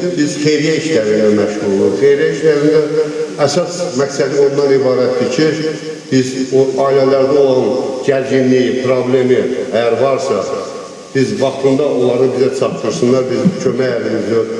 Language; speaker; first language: Azerbaijani; native; Azerbaijani